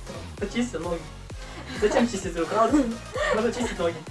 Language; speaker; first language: Russian; native; Russian